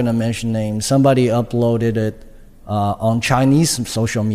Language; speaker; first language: English; non-native, fluent; Chinese